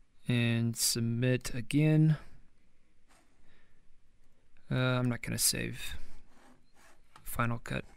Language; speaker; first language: English; native; English